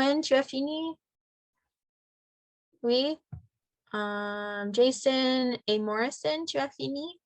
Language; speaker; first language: French; non-native, fluent; English